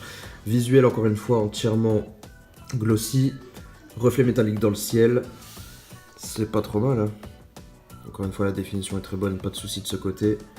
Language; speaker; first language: French; native; French